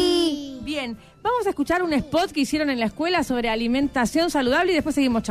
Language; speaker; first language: Spanish; native; Spanish